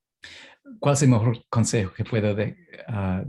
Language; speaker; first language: Spanish; non-native, fluent; English